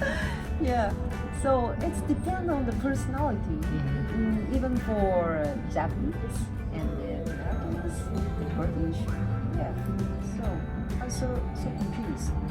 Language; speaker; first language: English; non-native, learner; Japanese